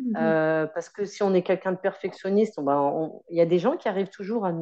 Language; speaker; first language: French; native; French